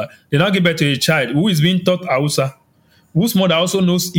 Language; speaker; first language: English; non-native, local second language; Yoruba